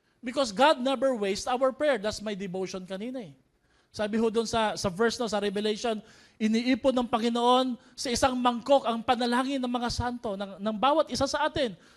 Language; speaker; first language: Filipino; native; Filipino